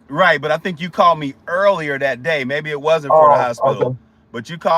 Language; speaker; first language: English; native; English